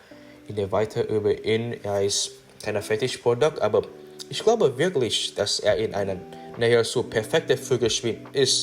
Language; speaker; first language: German; non-native, learner; English